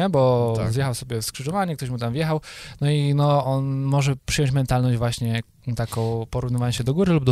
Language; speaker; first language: Polish; native; Polish